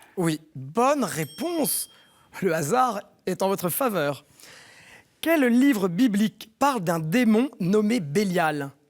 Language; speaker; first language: French; native; French